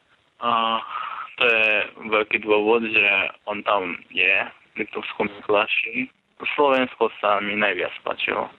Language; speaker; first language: Slovak; non-native, fluent; Japanese